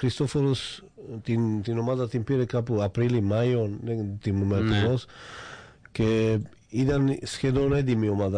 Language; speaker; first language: Greek; non-native, fluent; Slovak